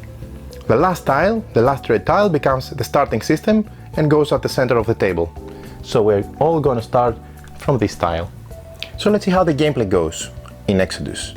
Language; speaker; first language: English; non-native, fluent; Greek